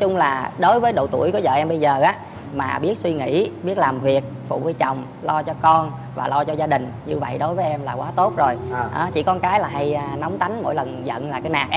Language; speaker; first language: Vietnamese; native; Vietnamese